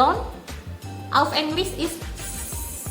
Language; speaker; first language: German; non-native, learner; Indonesian